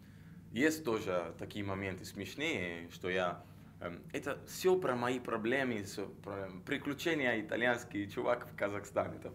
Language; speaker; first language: Russian; non-native, learner; Italian